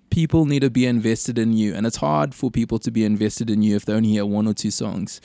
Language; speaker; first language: English; native; English